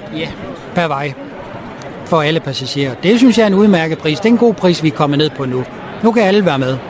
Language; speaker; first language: Danish; native; Danish